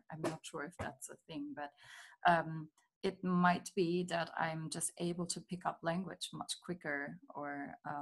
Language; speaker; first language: English; non-native, fluent; German